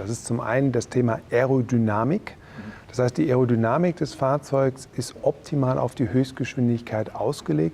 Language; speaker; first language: German; native; German